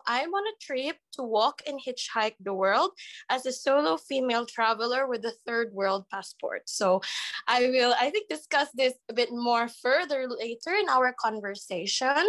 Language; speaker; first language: English; non-native, local second language; Iloko